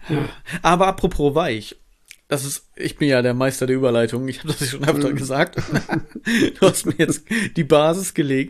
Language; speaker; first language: German; native; German